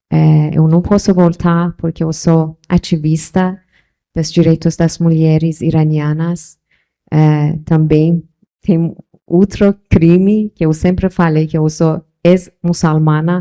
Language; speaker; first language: Portuguese; non-native, local second language; Persian